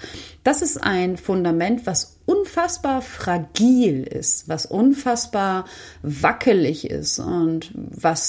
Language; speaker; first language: German; native; German